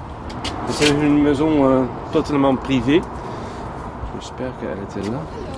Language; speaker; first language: French; non-native, fluent; Dutch